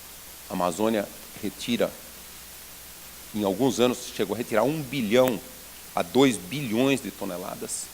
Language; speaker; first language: Portuguese; native; Portuguese